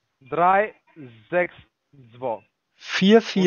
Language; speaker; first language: German; non-native, learner; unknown